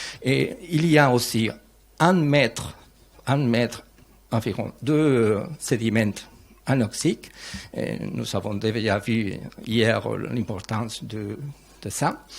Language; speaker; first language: French; non-native, learner; Spanish